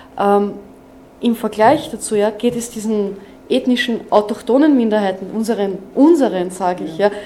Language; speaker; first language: German; non-native, local second language; Slovenian